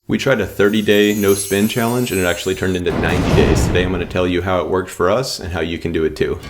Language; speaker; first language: English; native; English